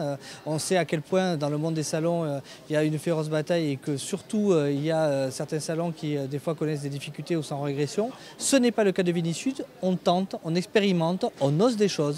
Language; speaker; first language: French; native; French